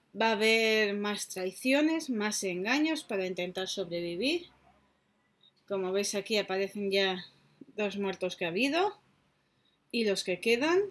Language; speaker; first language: Spanish; native; Spanish